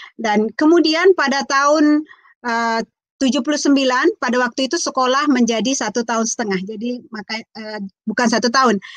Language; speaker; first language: Indonesian; non-native, local second language; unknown